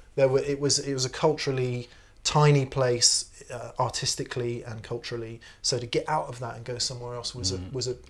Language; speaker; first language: English; native; English